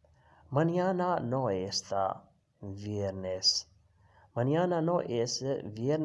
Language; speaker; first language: Spanish; non-native, fluent; Urdu